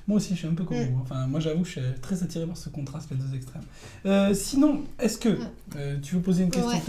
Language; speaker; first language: French; native; French